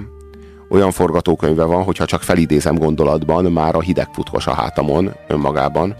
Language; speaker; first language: Hungarian; native; Hungarian